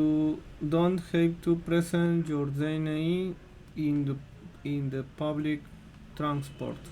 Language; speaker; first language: English; non-native, learner; Spanish